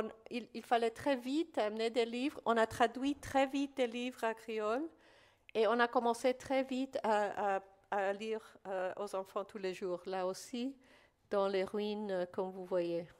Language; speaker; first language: French; non-native, fluent; Spanish